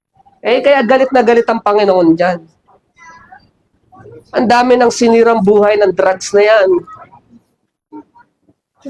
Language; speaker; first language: Filipino; native; Filipino